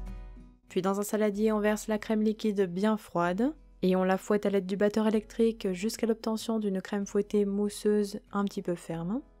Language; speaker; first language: French; native; French